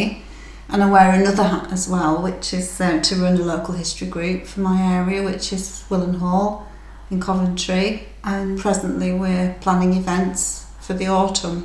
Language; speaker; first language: English; native; English